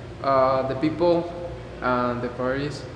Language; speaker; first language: English; non-native, fluent; Spanish